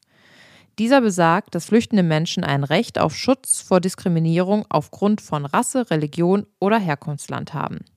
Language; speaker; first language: German; native; German